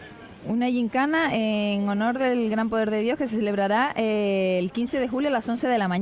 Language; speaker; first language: Spanish; native; Spanish